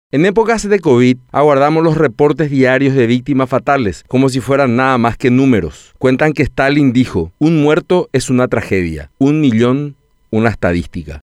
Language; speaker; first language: Spanish; native; Spanish